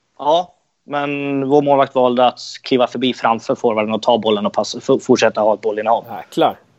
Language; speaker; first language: Swedish; native; Swedish